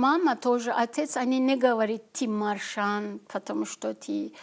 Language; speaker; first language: Russian; non-native, learner; Turkish